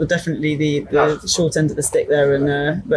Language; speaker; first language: English; native; English